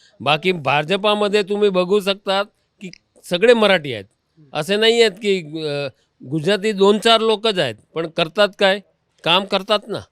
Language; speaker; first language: Marathi; non-native, local second language; Gujarati